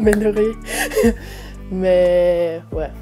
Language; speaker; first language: French; non-native, learner; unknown